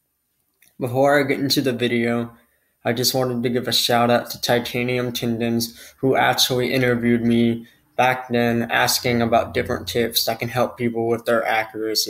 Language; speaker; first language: English; native; English